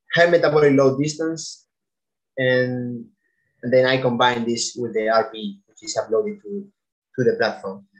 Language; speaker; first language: English; non-native, fluent; Spanish